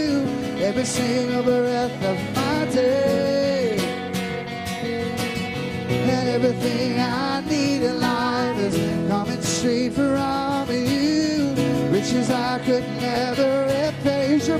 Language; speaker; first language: English; native; English